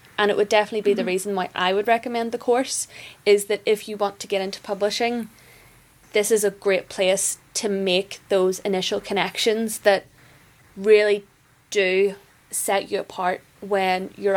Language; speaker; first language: English; native; English